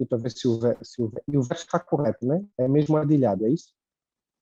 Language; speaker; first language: Portuguese; native; Portuguese